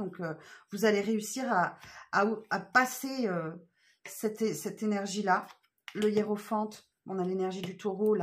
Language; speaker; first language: French; native; French